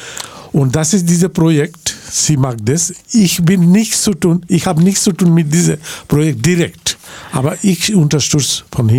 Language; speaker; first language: German; non-native, learner; Bangla